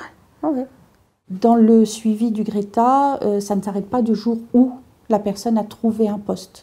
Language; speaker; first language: French; native; French